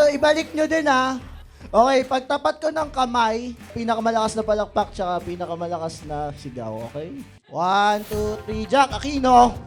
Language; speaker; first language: Filipino; native; Filipino